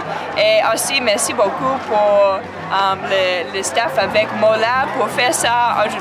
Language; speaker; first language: French; non-native, learner; English